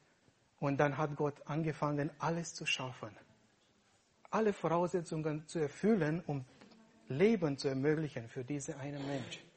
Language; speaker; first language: German; non-native, fluent; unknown